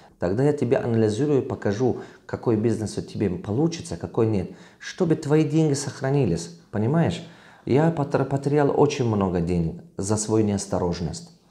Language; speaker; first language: Russian; non-native, local second language; Tajik